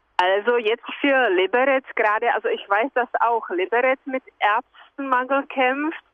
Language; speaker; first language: German; non-native, fluent; Czech